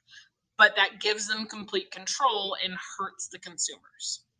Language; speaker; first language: English; native; English